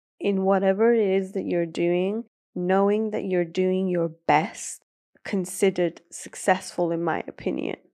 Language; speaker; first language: English; early bilingual, other home language; Persian